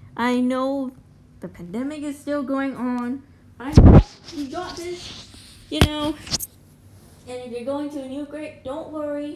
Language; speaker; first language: English; native; English